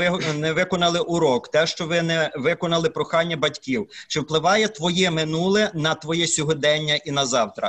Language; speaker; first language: Ukrainian; native; Ukrainian